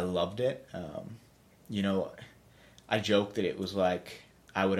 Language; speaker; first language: English; native; English